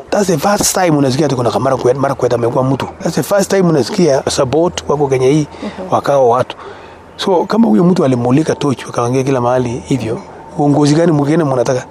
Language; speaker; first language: Swahili; native; Swahili